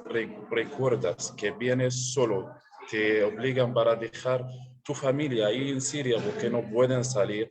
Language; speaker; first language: Spanish; non-native, learner; Arabic